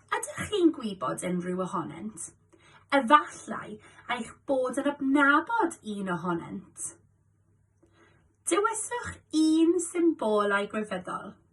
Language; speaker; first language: Welsh; non-native, local second language; English